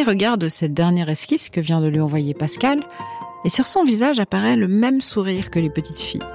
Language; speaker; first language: French; native; French